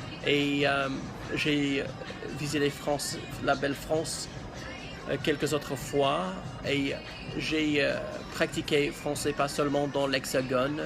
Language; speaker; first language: French; non-native, learner; English